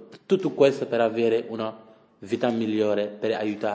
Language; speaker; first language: Italian; non-native, learner; French